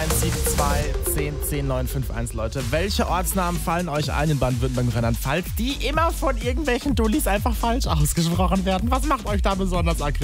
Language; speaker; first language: German; native; German